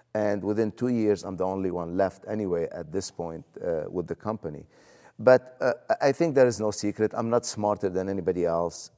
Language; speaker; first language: English; non-native, fluent; Arabic